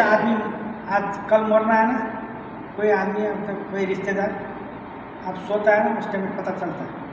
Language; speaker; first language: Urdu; non-native, learner; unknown